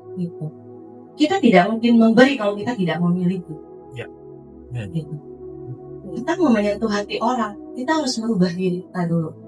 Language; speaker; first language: Indonesian; native; Indonesian